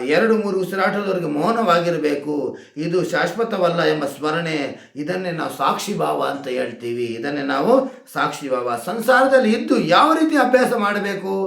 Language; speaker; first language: Kannada; non-native, local second language; Hindi